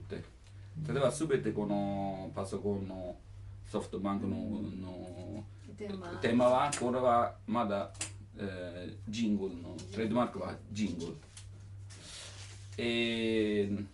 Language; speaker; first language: Japanese; non-native, learner; Italian